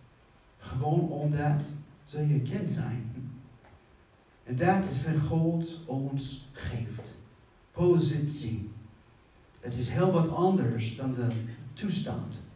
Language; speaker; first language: Dutch; non-native, fluent; English